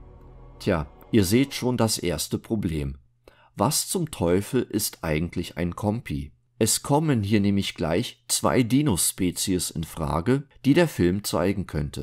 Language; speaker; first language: German; native; German